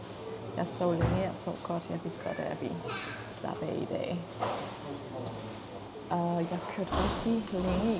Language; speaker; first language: Danish; non-native, fluent; Polish